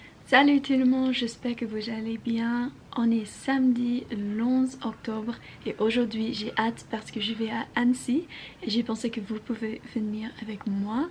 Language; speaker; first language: French; non-native, learner; English